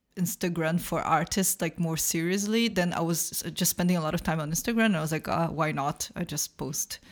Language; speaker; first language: English; non-native, fluent; Portuguese